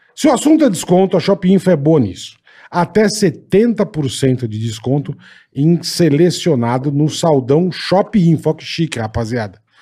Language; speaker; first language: Portuguese; native; Portuguese